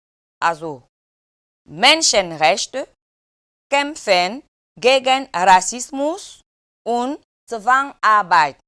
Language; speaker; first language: German; non-native, learner; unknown